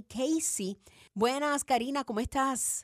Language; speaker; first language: Spanish; native; Spanish